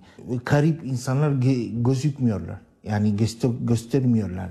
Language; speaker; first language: Turkish; non-native, learner; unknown